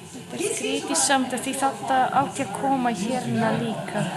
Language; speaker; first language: Icelandic; non-native, fluent; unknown